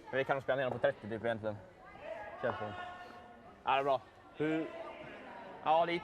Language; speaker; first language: Swedish; native; Swedish